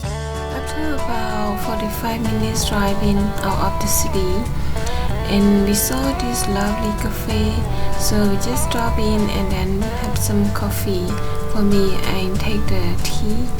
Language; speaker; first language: English; non-native, learner; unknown